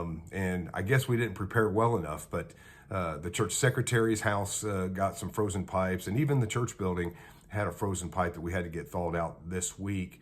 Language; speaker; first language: English; native; English